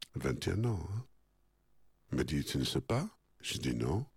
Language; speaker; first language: French; non-native, fluent; Arabic